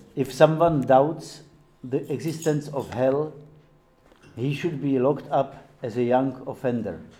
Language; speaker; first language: English; non-native, fluent; Czech